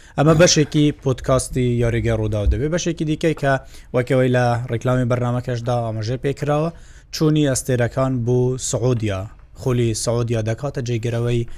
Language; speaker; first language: Central Kurdish; non-native, local second language; Kurdish